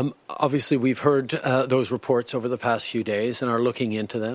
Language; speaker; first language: English; early bilingual, other home language; French